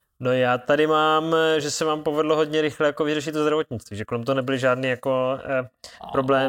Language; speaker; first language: Czech; native; Czech